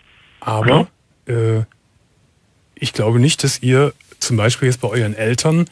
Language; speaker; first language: German; native; German